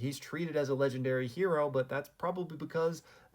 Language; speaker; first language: English; native; English